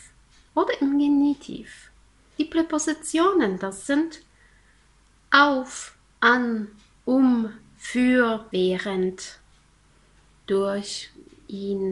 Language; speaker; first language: German; non-native, fluent; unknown